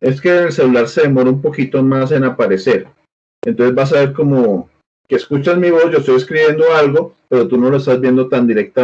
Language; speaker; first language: Spanish; native; Spanish